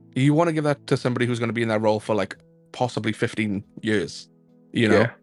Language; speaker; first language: English; native; English